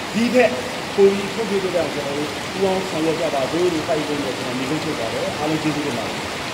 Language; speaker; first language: Burmese; non-native, local second language; Shwe Palaung